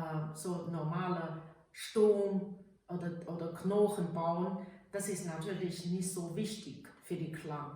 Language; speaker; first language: German; non-native, learner; Chinese